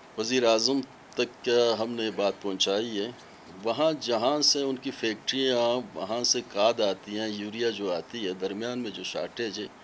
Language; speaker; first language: Urdu; non-native, local second language; Baluchi